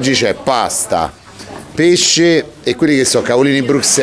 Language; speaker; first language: Italian; native; Italian